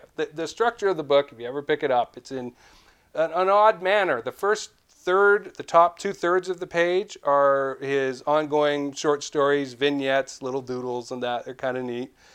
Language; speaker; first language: English; native; English